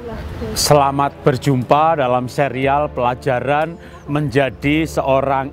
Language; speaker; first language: Indonesian; native; Indonesian